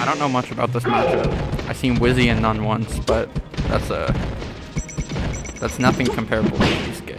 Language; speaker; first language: English; native; English